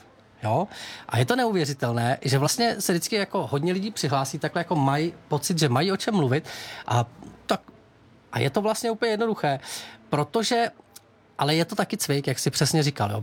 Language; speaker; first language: Czech; native; Czech